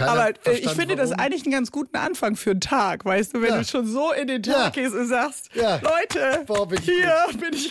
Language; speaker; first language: German; native; German